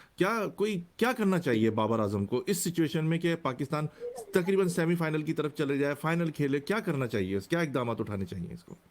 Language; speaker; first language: Urdu; native; Urdu